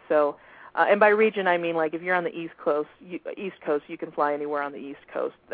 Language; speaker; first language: English; native; English